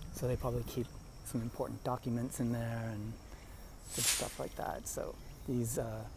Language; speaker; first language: English; native; English